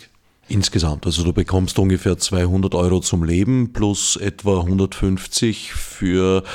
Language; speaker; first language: German; native; German